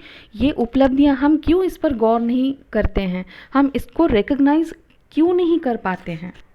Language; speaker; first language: Hindi; non-native, local second language; Marathi